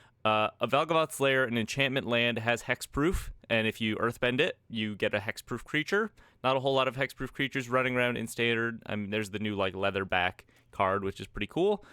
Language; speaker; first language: English; native; English